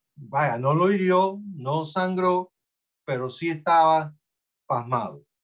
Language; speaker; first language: Spanish; early bilingual, heritage; Spanish